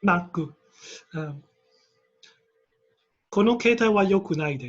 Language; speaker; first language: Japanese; non-native, learner; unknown